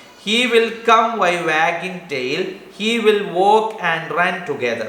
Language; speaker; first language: English; non-native, local second language; Malayalam